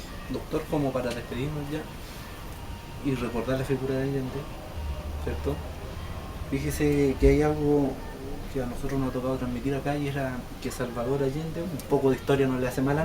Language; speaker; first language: Spanish; native; Spanish